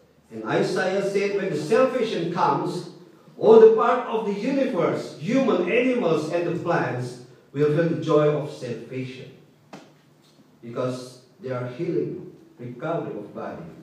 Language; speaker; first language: English; non-native, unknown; Indonesian